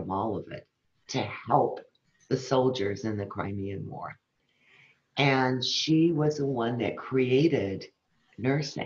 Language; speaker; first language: English; early bilingual, other home language; Spanish